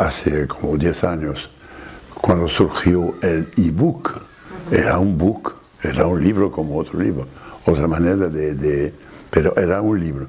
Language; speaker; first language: Spanish; non-native, fluent; French